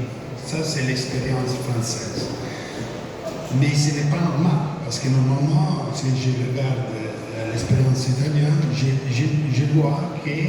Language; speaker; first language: French; non-native, fluent; Italian